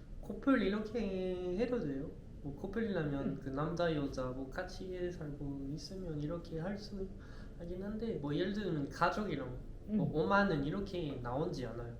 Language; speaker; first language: Korean; non-native, learner; French